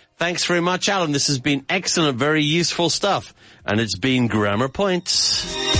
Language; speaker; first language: English; native; English